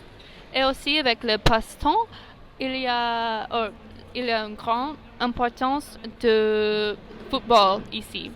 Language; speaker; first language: French; non-native, learner; English